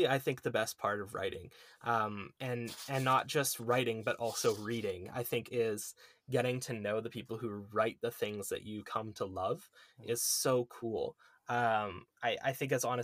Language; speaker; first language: English; native; English